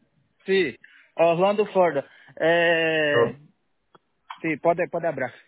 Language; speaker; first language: Spanish; non-native, learner; Portuguese